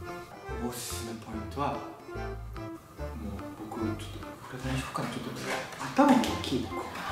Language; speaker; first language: Japanese; non-native, learner; Korean